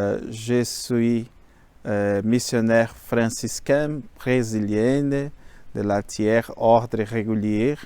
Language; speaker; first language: French; non-native, learner; Portuguese